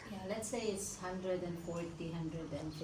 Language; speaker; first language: English; non-native, local second language; Filipino